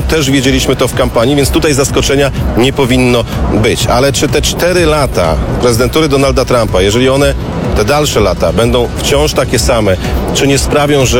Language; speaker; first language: Polish; native; Polish